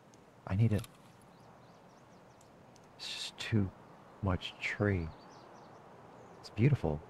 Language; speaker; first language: English; native; English